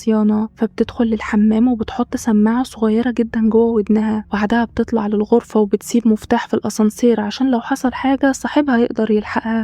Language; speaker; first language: Arabic; native; Arabic